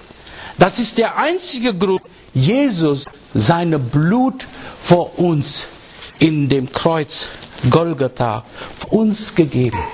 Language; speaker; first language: German; non-native, fluent; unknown